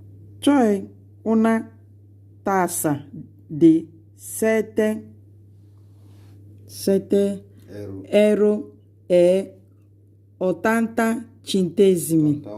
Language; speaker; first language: Italian; non-native, learner; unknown